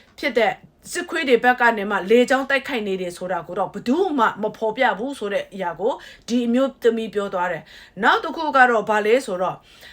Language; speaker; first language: Burmese; native; Burmese